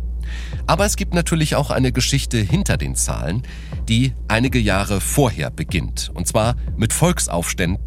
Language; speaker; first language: German; native; German